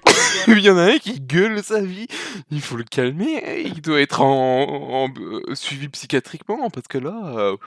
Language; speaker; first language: French; native; French